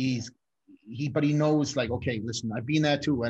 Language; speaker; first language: English; native; English